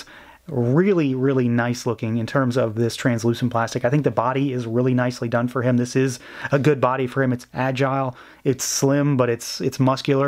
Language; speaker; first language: English; native; English